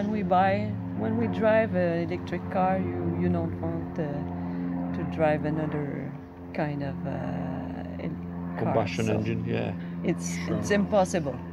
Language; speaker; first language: English; non-native, local second language; French